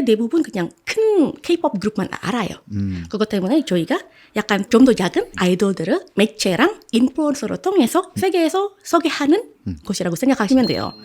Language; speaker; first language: Korean; non-native, fluent; Indonesian